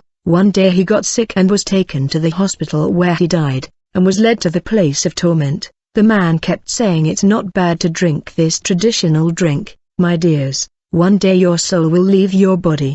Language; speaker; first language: English; non-native, fluent; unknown